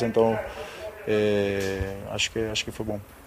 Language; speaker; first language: Portuguese; non-native, fluent; Spanish